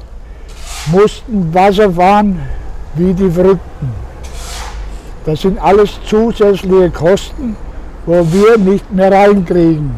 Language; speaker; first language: German; native; German